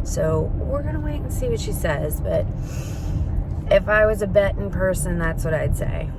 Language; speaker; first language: English; native; English